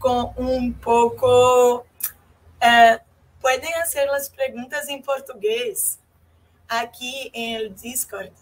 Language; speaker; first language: Spanish; non-native, fluent; Portuguese